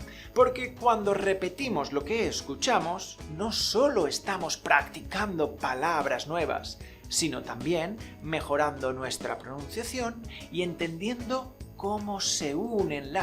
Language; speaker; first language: Spanish; native; Spanish